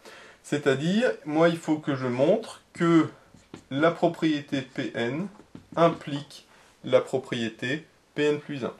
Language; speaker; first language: French; native; French